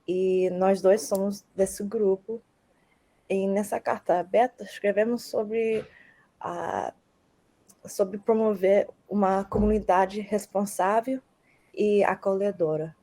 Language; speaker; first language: Portuguese; early bilingual, heritage; Portuguese